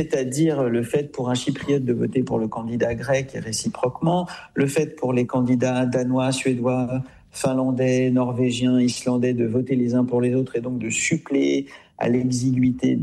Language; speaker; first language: French; native; French